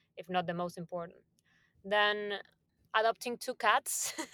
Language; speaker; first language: English; non-native, fluent; Spanish